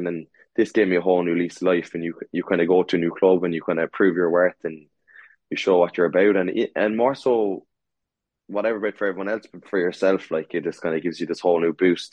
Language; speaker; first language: English; native; English